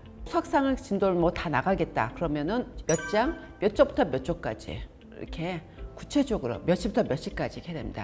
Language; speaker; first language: Korean; native; Korean